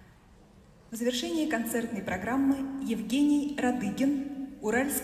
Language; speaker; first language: Russian; native; Russian